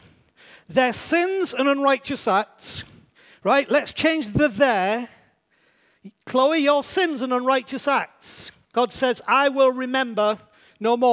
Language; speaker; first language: English; native; English